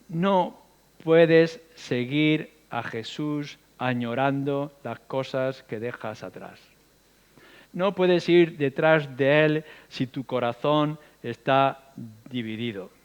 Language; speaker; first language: Spanish; native; Spanish